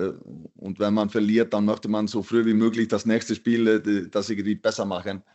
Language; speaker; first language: German; non-native, fluent; Icelandic